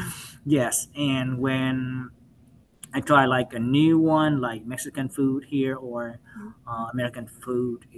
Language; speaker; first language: English; non-native, learner; Vietnamese